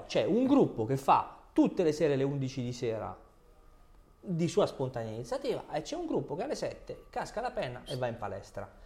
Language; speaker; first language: Italian; native; Italian